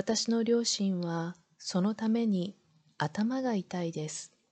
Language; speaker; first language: Japanese; non-native, learner; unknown